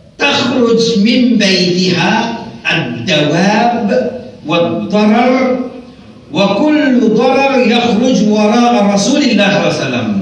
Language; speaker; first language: Arabic; non-native, fluent; Morisyen